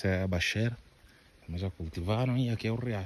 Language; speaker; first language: Portuguese; native; Portuguese